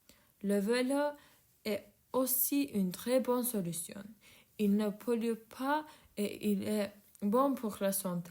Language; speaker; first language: French; non-native, learner; Turkish